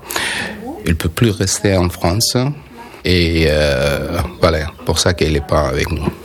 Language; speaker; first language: French; non-native, learner; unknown